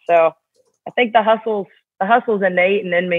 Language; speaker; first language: English; native; English